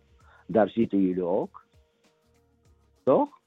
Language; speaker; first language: Dutch; non-native, fluent; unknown